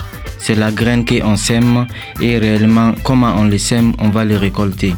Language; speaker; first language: French; non-native, local second language; Mossi